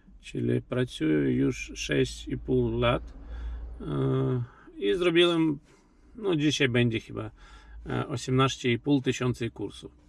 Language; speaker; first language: Polish; non-native, learner; Ukrainian